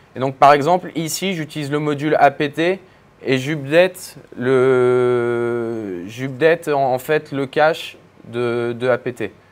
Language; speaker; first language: French; native; French